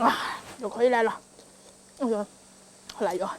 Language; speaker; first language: Chinese; native; Chinese